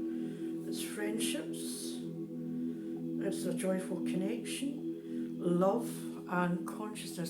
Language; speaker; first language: English; native; English